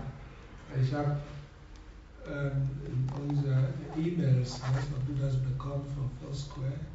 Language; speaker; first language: German; non-native, fluent; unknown